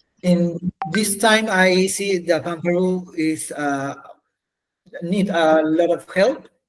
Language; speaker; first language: English; non-native, learner; Spanish